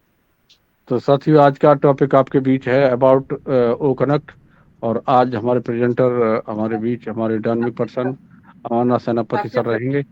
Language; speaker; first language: Hindi; native; Hindi